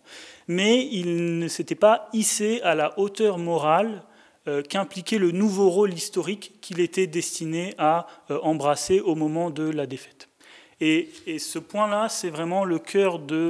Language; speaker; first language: French; native; French